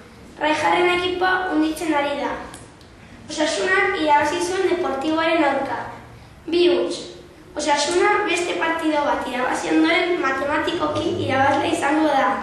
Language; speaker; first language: Basque; non-native, local second language; Spanish